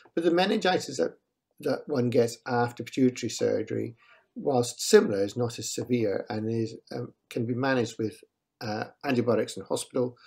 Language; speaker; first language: English; native; English